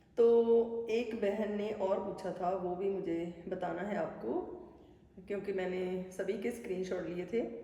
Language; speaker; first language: Hindi; non-native, local second language; Punjabi